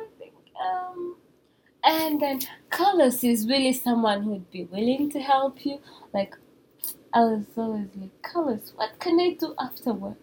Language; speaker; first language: English; non-native, local second language; Kinyarwanda